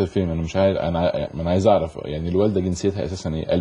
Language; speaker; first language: Arabic; native; Arabic